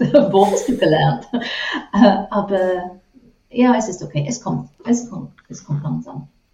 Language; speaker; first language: German; non-native, fluent; English